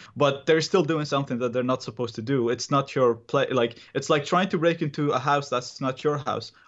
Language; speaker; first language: English; non-native, fluent; Arabic